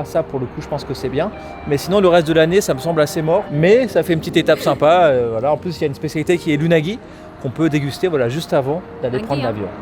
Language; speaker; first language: French; native; French